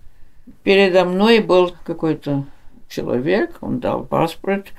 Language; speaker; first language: Russian; early bilingual, heritage; Russian